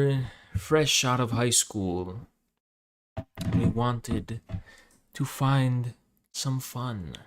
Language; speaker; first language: English; native; English